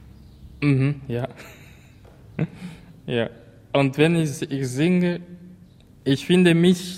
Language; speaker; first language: German; non-native, learner; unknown